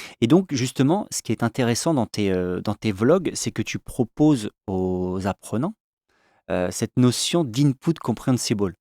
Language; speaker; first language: French; native; French